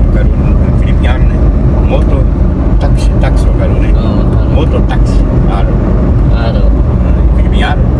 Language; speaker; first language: Japanese; non-native, learner; Portuguese